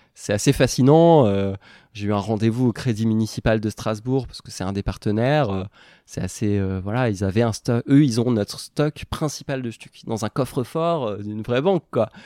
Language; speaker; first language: French; native; French